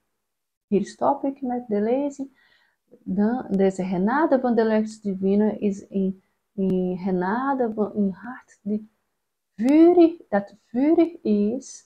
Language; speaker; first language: German; non-native, learner; Portuguese